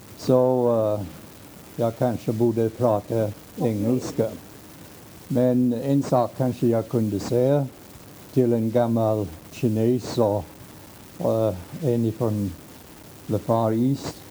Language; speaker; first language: Swedish; early bilingual, heritage; Swedish